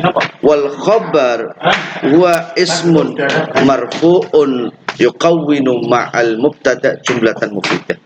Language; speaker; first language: Arabic; non-native, fluent; Indonesian